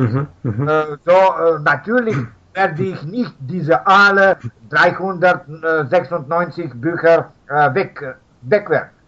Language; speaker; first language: German; non-native, fluent; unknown